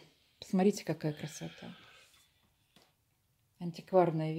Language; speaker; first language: Russian; native; Russian